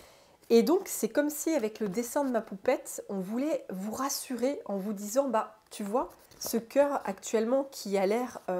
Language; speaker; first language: French; native; French